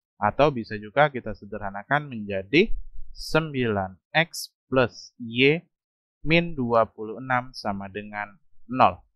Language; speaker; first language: Indonesian; native; Indonesian